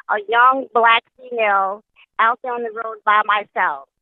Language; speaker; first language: English; native; English